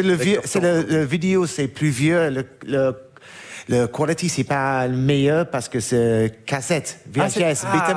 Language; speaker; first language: French; non-native, learner; English